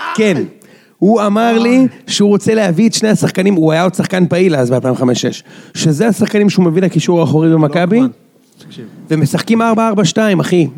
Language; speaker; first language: Hebrew; native; Hebrew